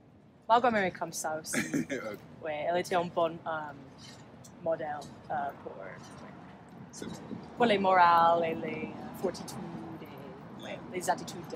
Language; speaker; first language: French; non-native, fluent; English